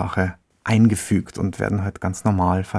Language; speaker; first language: German; native; German